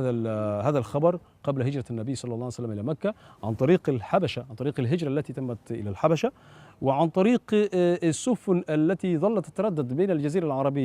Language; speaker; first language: Arabic; non-native, local second language; Comorian